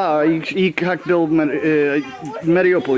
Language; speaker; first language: Russian; non-native, learner; English